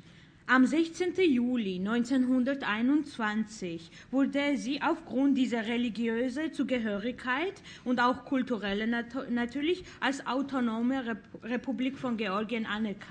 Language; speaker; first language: German; non-native, fluent; Georgian